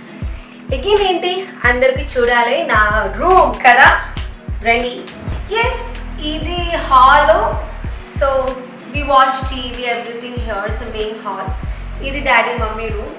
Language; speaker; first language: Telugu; non-native, learner; Malayalam